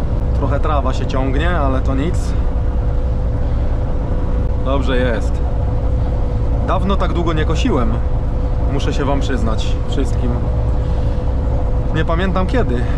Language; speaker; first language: Polish; native; Polish